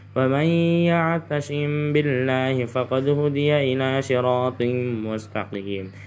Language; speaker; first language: Arabic; non-native, learner; Indonesian